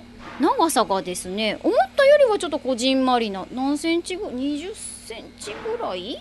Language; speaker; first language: Japanese; native; Japanese